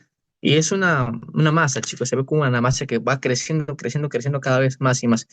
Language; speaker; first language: Spanish; native; Spanish